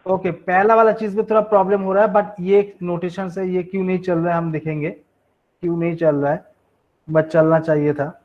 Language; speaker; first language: Hindi; non-native, local second language; Bangla